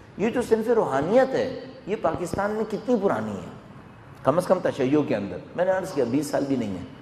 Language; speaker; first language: Urdu; native; Urdu